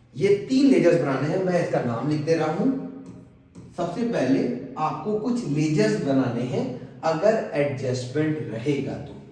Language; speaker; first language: Hindi; non-native, local second language; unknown